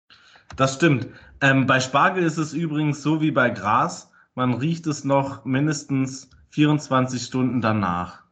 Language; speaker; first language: German; native; German